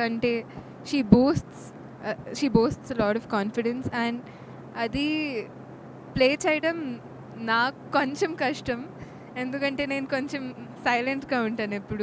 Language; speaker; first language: Telugu; non-native, fluent; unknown